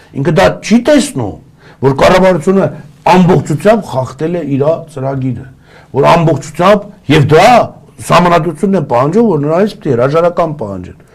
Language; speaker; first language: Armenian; early bilingual, other home language; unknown